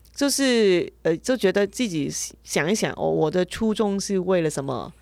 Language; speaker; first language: Chinese; non-native, local second language; Cantonese